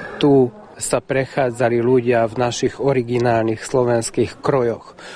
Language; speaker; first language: Slovak; early bilingual, heritage; Slovak